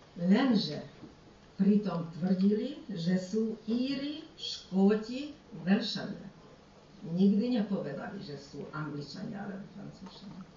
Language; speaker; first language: Slovak; early bilingual, heritage; Slovak